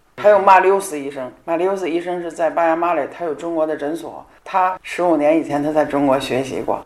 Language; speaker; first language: Chinese; native; Chinese